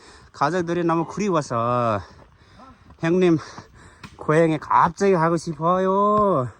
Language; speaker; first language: Korean; non-native, learner; Nepali